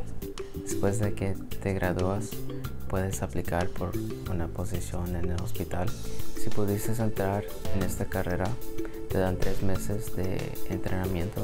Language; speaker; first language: Spanish; early bilingual, heritage; Spanish